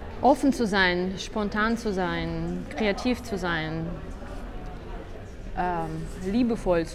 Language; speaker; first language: German; non-native, fluent; Russian